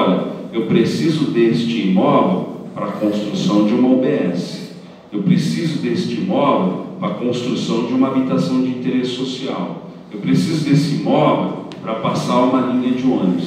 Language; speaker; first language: Portuguese; native; Portuguese